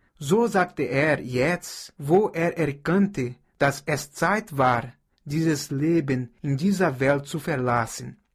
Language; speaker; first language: German; non-native, fluent; Portuguese